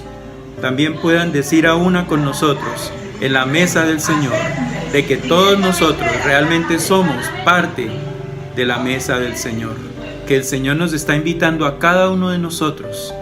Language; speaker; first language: Spanish; native; Spanish